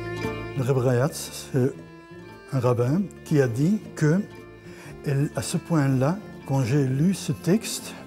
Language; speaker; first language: French; non-native, fluent; Dutch